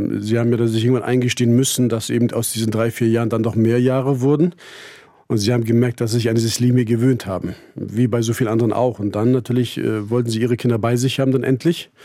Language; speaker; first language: German; early bilingual, other home language; Turkish